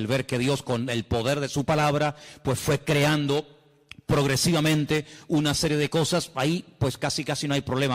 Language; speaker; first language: Spanish; native; Spanish